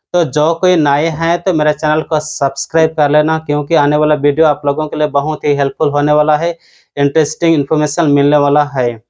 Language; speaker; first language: Hindi; non-native, local second language; Odia